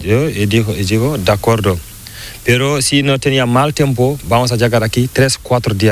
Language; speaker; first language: Spanish; non-native, learner; Fula